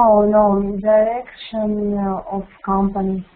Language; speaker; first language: English; non-native, learner; Russian